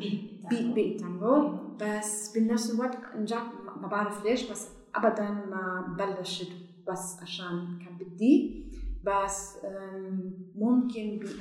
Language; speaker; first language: Arabic; non-native, learner; German